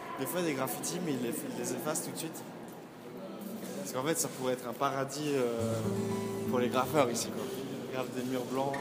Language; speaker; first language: French; native; French